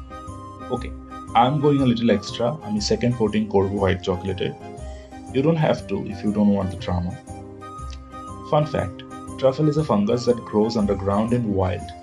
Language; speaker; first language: English; non-native, local second language; Bangla